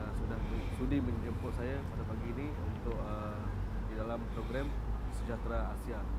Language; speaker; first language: Malay; non-native, local second language; Iban